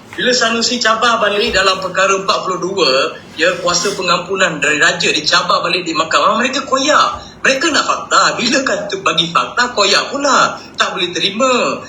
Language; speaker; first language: Malay; non-native, local second language; Tamil